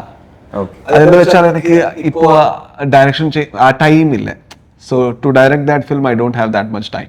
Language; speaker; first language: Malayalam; non-native, learner; Kannada